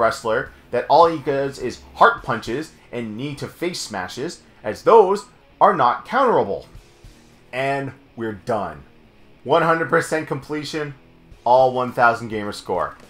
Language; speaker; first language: English; native; English